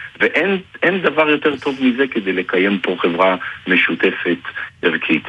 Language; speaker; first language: Hebrew; native; Hebrew